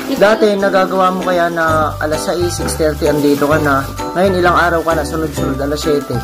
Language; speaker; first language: Filipino; native; Filipino